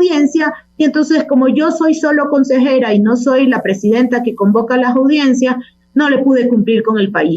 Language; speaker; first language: Spanish; native; Spanish